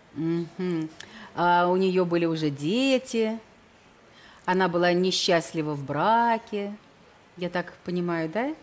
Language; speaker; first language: Russian; native; Russian